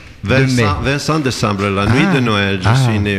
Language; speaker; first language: French; non-native, fluent; Italian